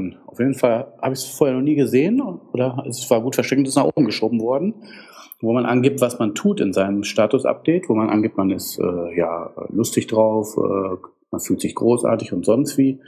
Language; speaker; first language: German; native; German